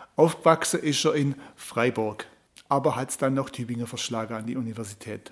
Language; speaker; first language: German; native; German